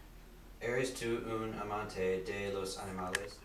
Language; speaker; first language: Spanish; non-native, learner; English